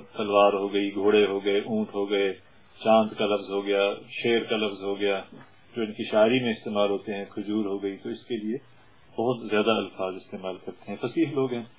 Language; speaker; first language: Urdu; non-native, local second language; Punjabi